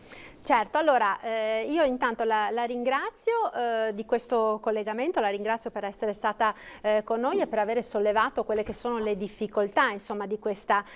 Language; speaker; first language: Italian; native; Italian